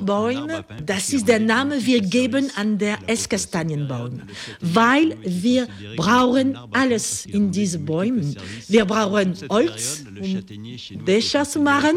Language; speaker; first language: German; non-native, learner; French